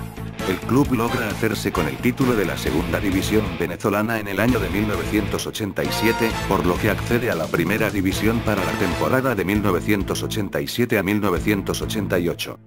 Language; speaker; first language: Spanish; native; Spanish